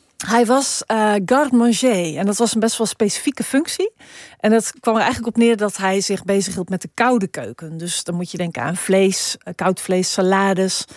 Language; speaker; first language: Dutch; native; Dutch